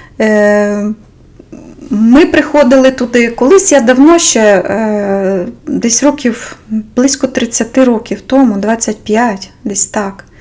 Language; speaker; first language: Ukrainian; non-native, local second language; Russian